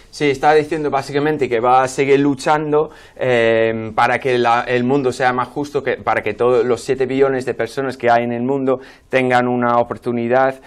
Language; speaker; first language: Spanish; non-native, fluent; English